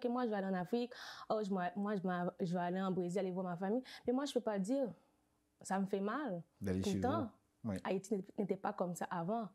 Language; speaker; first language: French; non-native, local second language; Haitian Creole